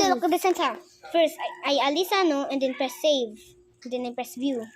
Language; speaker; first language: English; non-native, local second language; Filipino